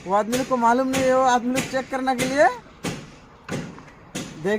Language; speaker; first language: Hindi; non-native, learner; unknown